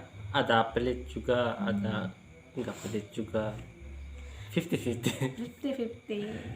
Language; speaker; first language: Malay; non-native, learner; Turkish